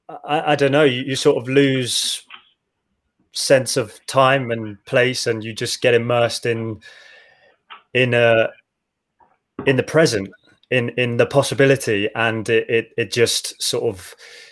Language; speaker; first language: English; native; English